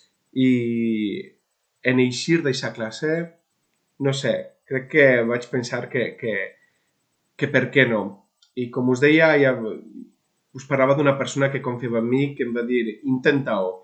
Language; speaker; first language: Catalan; non-native, local second language; Spanish